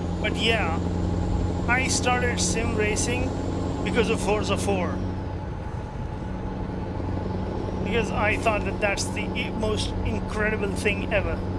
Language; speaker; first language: English; non-native, local second language; Pashto